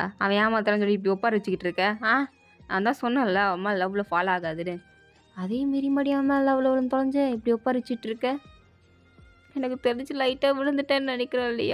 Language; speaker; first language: Tamil; native; Tamil